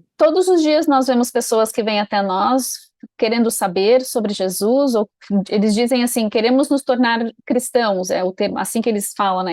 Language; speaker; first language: Portuguese; native; Portuguese